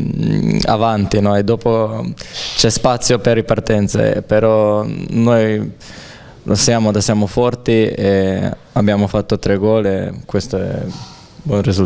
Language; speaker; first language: Italian; non-native, learner; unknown